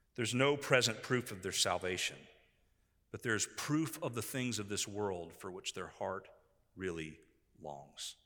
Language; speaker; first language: English; native; English